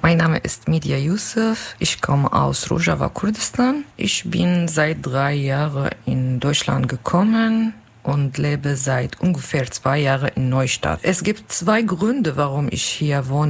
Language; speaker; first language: German; non-native, learner; Kurdish